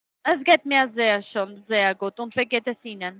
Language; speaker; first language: German; non-native, learner; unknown